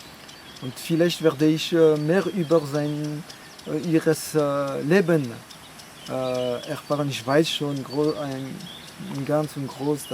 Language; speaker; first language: German; non-native, fluent; French